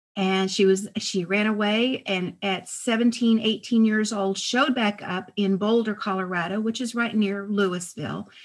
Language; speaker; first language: English; native; English